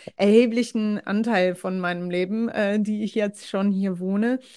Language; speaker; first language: German; non-native, fluent; English